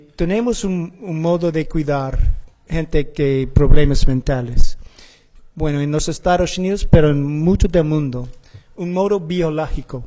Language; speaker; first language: Spanish; non-native, learner; English